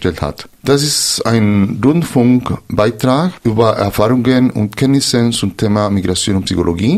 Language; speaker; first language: German; non-native, fluent; Spanish